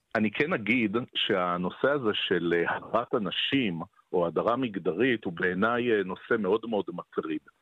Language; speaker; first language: Hebrew; native; Hebrew